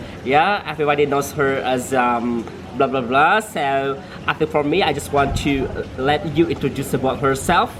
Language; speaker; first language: English; non-native, fluent; Indonesian